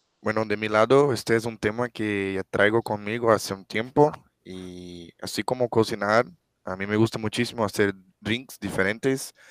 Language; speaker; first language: Spanish; non-native, fluent; Portuguese